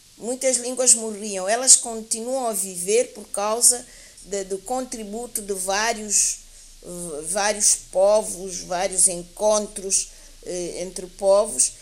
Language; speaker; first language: Portuguese; native; Portuguese